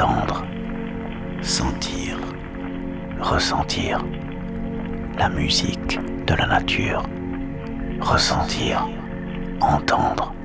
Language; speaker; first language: French; native; French